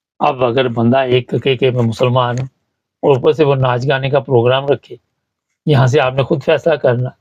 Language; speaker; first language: Urdu; native; Urdu